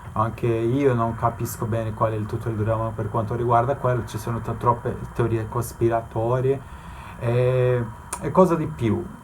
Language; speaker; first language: Italian; non-native, fluent; Spanish